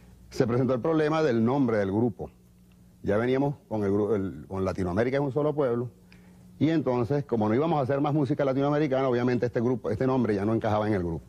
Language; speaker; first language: Spanish; native; Spanish